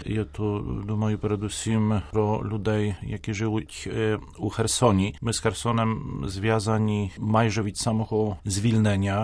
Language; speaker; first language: Ukrainian; non-native, fluent; Polish